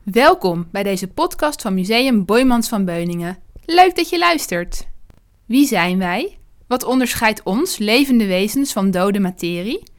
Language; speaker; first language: Dutch; native; Dutch